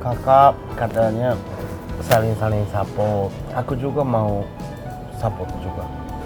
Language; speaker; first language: Indonesian; non-native, learner; Japanese